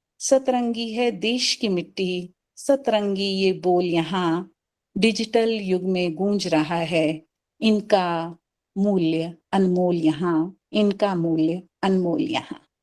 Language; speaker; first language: Hindi; native; Hindi